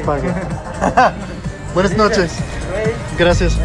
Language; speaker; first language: Spanish; non-native, learner; English